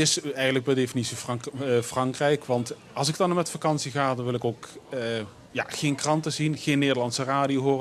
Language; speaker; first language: Dutch; native; Dutch